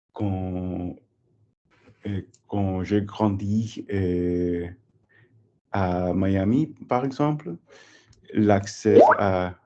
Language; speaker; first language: French; non-native, learner; English